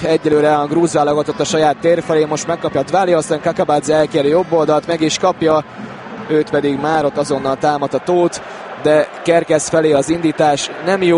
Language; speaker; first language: Hungarian; native; Hungarian